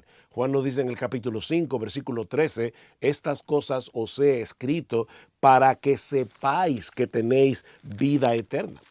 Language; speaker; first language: Spanish; native; Spanish